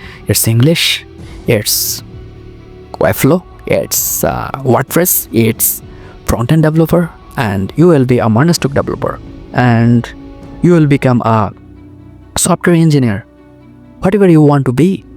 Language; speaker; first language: English; non-native, local second language; Bangla